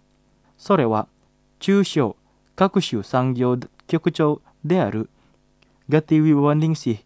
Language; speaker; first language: Japanese; non-native, fluent; Indonesian